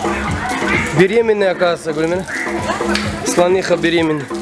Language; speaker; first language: Russian; non-native, fluent; Tajik